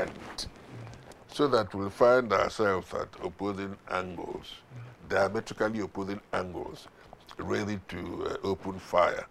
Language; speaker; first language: English; non-native, local second language; Igbo